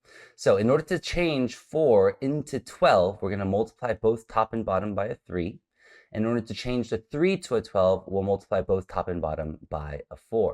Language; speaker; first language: English; native; English